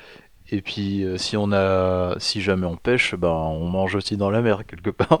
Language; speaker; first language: French; native; French